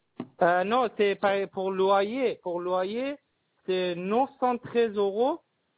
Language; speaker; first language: French; non-native, learner; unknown